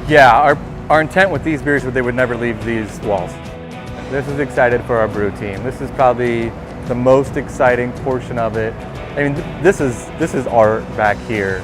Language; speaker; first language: English; native; English